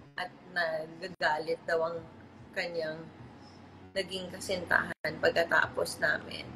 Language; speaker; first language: Filipino; native; Filipino